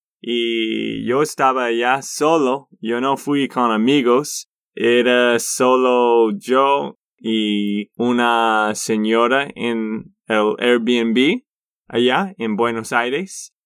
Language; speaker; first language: Spanish; non-native, learner; English